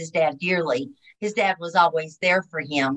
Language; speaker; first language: English; native; English